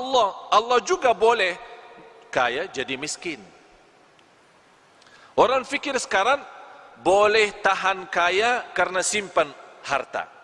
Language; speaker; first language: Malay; non-native, fluent; Arabic